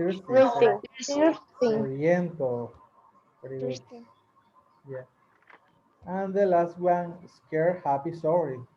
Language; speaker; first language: English; non-native, learner; Spanish